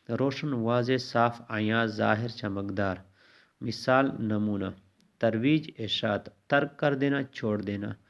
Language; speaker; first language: Urdu; non-native, local second language; Pashto